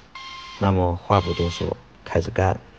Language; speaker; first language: Chinese; native; Chinese